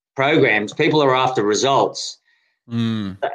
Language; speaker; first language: English; native; English